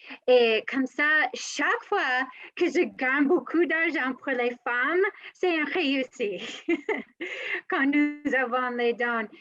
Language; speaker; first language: French; non-native, learner; English